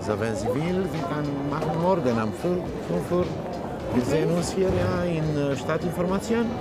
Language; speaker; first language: German; non-native, learner; Romanian